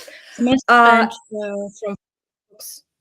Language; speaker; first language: English; non-native, learner; Polish